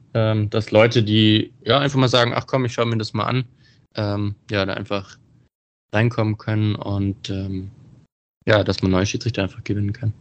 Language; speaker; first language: German; native; German